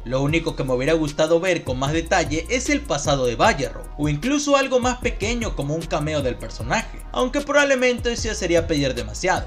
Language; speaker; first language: Spanish; native; Spanish